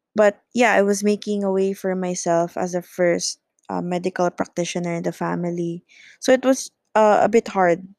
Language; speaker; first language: English; non-native, local second language; Filipino